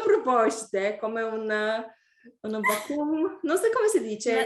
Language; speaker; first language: Italian; non-native, learner; English